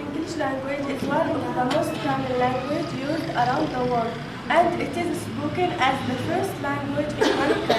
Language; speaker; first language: English; non-native, learner; Arabic